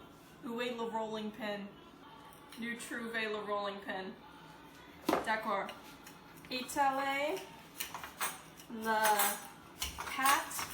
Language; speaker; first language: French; non-native, learner; English